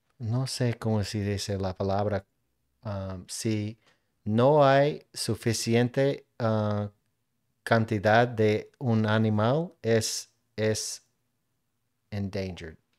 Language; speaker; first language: Spanish; non-native, learner; English